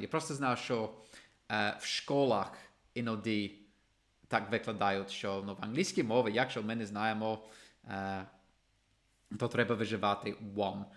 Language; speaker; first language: Ukrainian; non-native, fluent; English